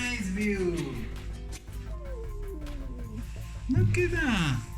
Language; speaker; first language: English; non-native, learner; Spanish